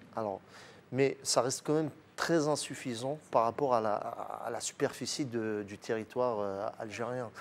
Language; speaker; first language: French; non-native, local second language; Arabic